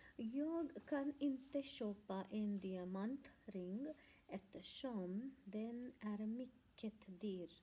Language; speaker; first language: Swedish; non-native, learner; Hindi